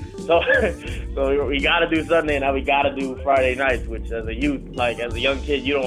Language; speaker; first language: English; native; English